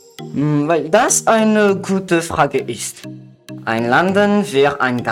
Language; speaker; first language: German; non-native, learner; Malagasy